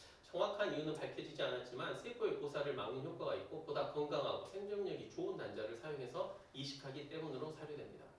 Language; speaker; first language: Korean; native; Korean